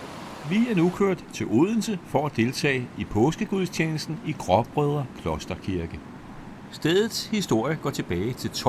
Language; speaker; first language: Danish; native; Danish